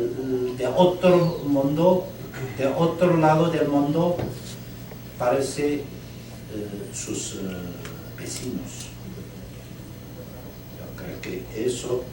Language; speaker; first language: Spanish; non-native, learner; Chinese